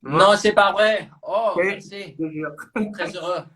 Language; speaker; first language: French; non-native, fluent; Spanish